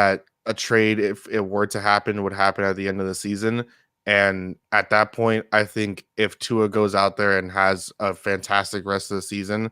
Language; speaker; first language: English; native; English